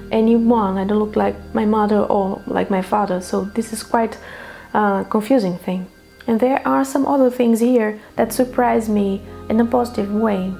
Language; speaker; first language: English; non-native, fluent; Portuguese